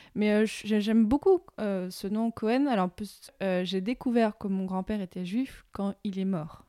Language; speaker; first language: French; native; French